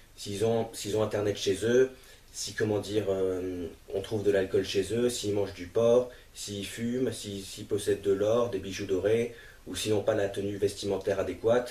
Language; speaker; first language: French; native; French